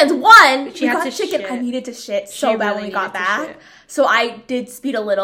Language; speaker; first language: English; early bilingual, other home language; Vietnamese